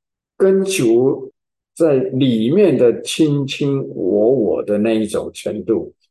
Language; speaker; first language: Chinese; native; Chinese